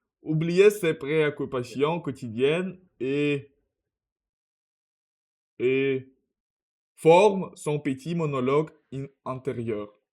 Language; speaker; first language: French; non-native, learner; Russian